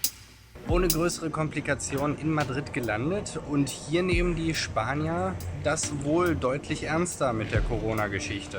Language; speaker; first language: German; native; German